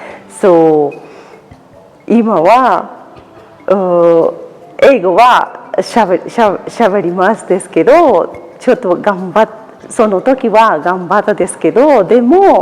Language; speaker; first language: Japanese; non-native, learner; Persian